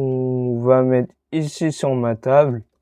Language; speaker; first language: French; native; French